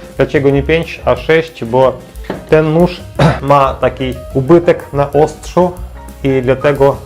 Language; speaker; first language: Polish; non-native, learner; Ukrainian